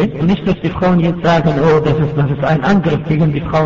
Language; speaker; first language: German; non-native, fluent; Arabic